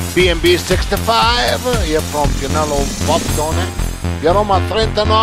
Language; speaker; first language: English; non-native, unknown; Italian